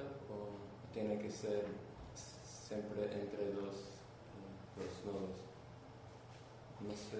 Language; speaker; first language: Spanish; non-native, learner; Portuguese